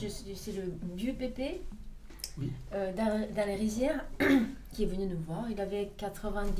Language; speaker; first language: French; non-native, fluent; Japanese